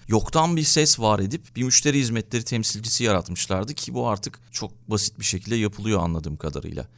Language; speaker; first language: Turkish; native; Turkish